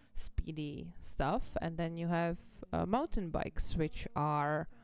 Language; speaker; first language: English; non-native, fluent; Czech